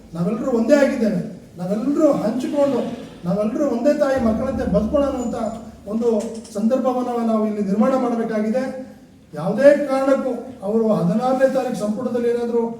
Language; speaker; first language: Kannada; non-native, local second language; Lambadi